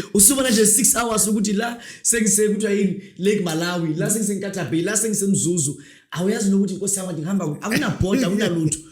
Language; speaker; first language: Zulu; non-native, local second language; Northern Sotho